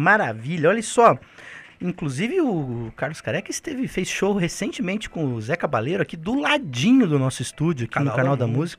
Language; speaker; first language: Portuguese; native; Portuguese